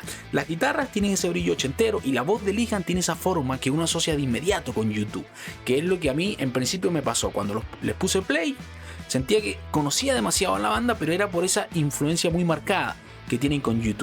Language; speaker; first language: Spanish; native; Spanish